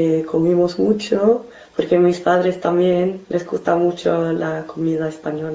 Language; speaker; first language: Spanish; non-native, fluent; English